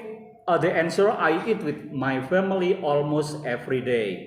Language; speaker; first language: English; non-native, fluent; Indonesian